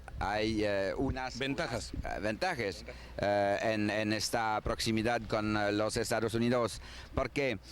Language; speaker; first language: Spanish; non-native, learner; French